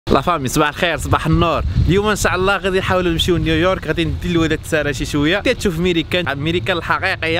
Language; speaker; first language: Arabic; native; Arabic